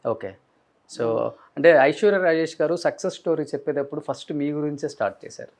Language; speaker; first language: Telugu; native; Telugu